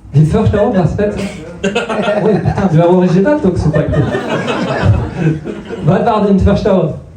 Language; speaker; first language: Swedish; non-native, fluent; French